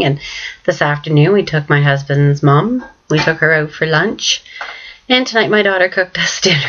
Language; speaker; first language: English; native; English